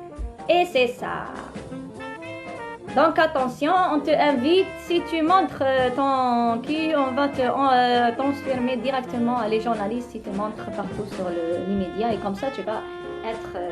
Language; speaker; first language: French; non-native, local second language; Arabic